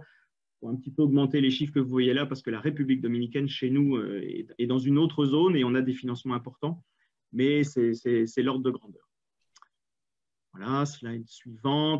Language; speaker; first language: French; native; French